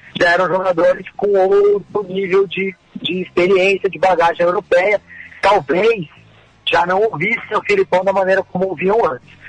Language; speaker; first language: Portuguese; native; Portuguese